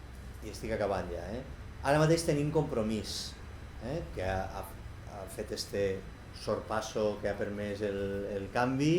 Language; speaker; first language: Catalan; native; Catalan